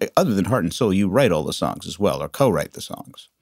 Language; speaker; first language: English; native; English